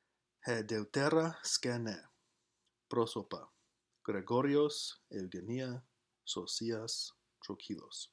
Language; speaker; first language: Greek; non-native, fluent; English